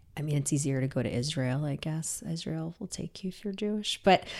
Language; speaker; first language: English; early bilingual, other home language; Russian